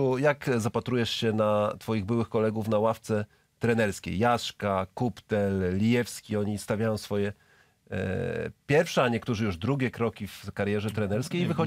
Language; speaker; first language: Polish; native; Polish